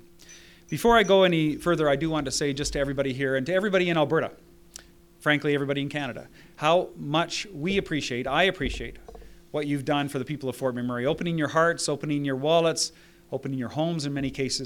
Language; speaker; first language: English; native; English